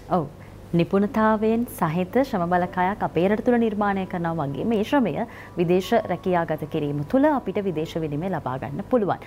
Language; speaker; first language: Sinhala; native; Sinhala